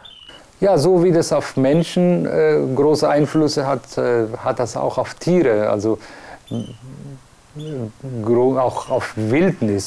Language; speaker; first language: German; non-native, fluent; Persian